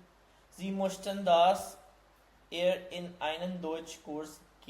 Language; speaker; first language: German; non-native, learner; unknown